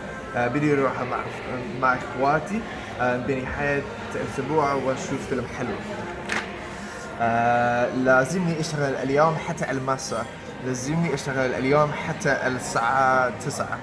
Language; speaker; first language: Arabic; non-native, learner; English